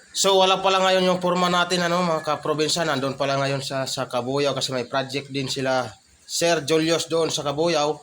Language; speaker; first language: Filipino; native; Filipino